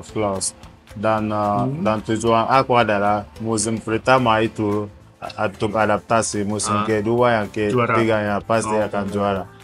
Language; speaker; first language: Indonesian; non-native, fluent; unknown